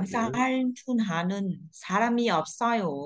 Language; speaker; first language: Korean; non-native, learner; Vietnamese